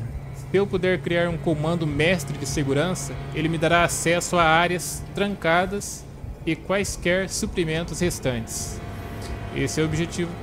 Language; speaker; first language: Portuguese; native; Portuguese